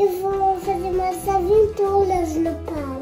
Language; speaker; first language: Portuguese; early bilingual, heritage; Portuguese